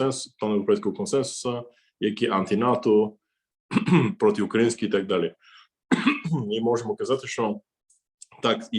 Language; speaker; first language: Ukrainian; non-native, fluent; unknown